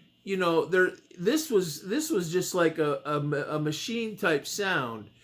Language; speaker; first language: English; native; English